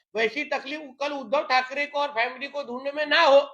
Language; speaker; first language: Hindi; non-native, local second language; Marathi